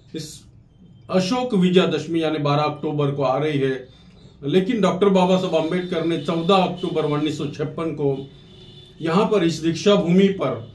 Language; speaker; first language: Hindi; non-native, local second language; Marathi